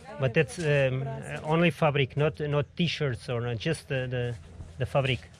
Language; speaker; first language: English; non-native, learner; Portuguese